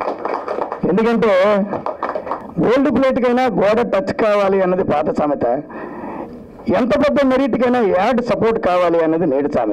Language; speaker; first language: Telugu; native; Telugu